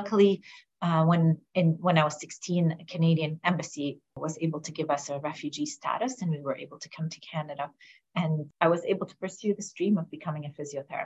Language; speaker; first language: English; non-native, fluent; Arabic